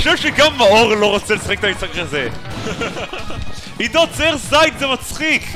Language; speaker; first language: Hebrew; native; Hebrew